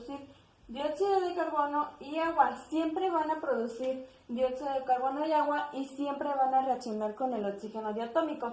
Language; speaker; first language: Spanish; native; Spanish